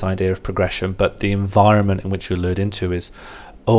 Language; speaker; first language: English; native; English